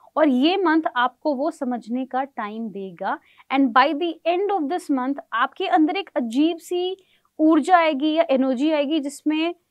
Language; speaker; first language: Hindi; native; Hindi